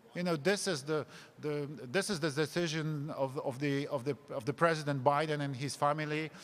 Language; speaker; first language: English; non-native, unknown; Polish